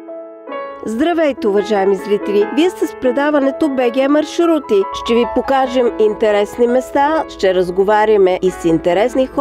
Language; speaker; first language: Bulgarian; native; Bulgarian